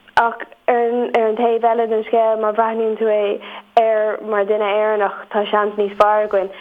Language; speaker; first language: Irish; non-native, local second language; English